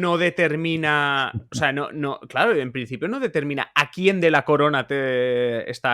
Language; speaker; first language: Spanish; native; Spanish